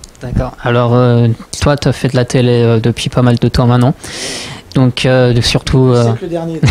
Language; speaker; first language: French; native; French